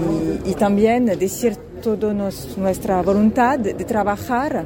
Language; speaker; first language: Spanish; non-native, fluent; French